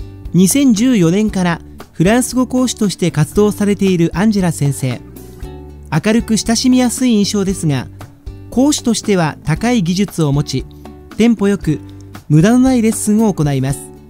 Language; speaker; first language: Japanese; native; Japanese